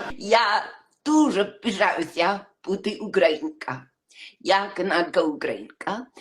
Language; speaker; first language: Ukrainian; early bilingual, heritage; English